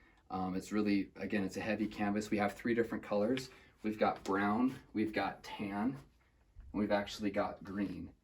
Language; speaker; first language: English; native; English